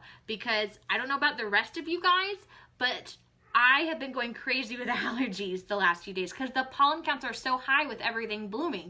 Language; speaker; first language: English; native; English